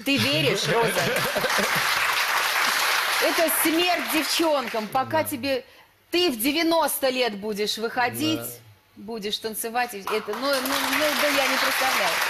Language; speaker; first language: Russian; native; Russian